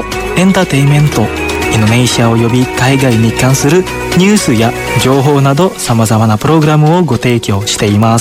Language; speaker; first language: Japanese; non-native, fluent; Indonesian